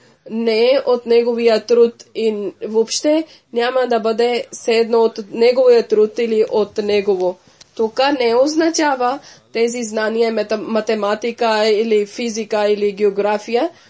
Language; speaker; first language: Bulgarian; non-native, fluent; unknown